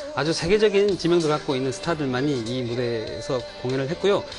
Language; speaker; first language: Korean; native; Korean